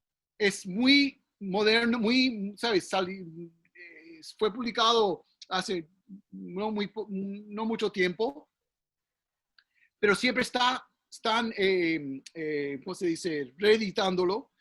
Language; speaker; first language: Spanish; early bilingual, heritage; English